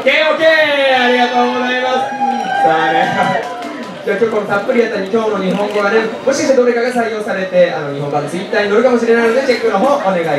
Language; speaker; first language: Japanese; native; Japanese